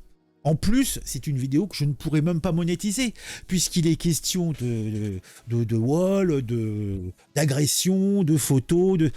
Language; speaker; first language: French; native; French